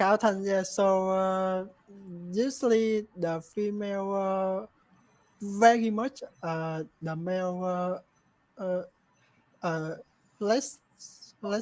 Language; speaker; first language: English; non-native, learner; Vietnamese